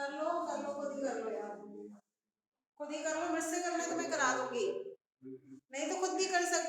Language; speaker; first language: Hindi; native; Hindi